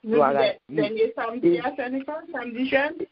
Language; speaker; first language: French; non-native, local second language; Haitian Creole